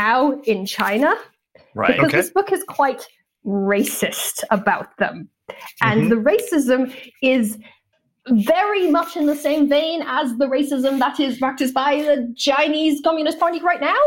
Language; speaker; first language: English; non-native, local second language; Cantonese